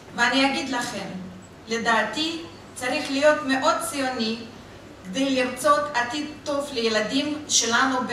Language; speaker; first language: Hebrew; non-native, fluent; Russian